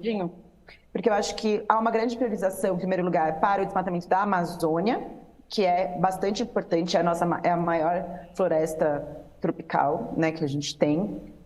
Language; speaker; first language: Portuguese; native; Portuguese